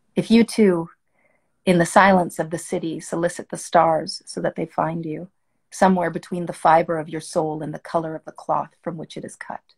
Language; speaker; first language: English; early bilingual, other home language; French